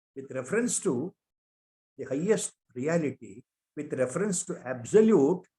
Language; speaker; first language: English; non-native, local second language; Kannada